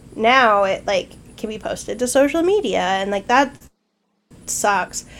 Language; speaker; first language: English; native; English